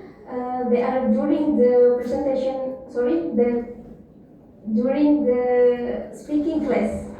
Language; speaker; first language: English; non-native, fluent; Indonesian